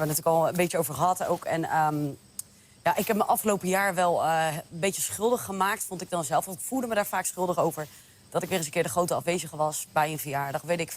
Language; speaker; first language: Dutch; native; Dutch